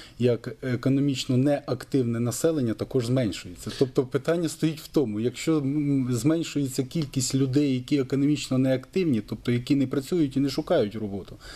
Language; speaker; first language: Ukrainian; native; Ukrainian